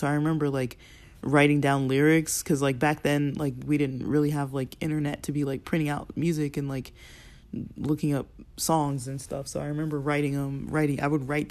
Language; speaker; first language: English; native; English